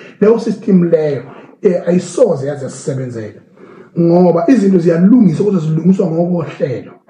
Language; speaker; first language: Zulu; native; Zulu